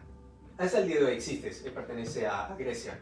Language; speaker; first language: Spanish; early bilingual, heritage; Spanish